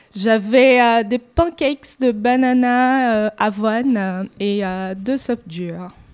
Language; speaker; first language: French; non-native, fluent; Portuguese